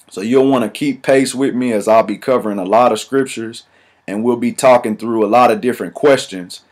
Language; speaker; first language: English; native; English